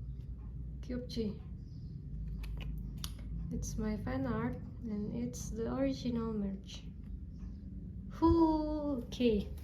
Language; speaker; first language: English; non-native, learner; Indonesian